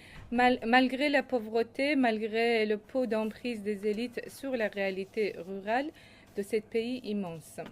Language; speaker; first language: French; non-native, fluent; Persian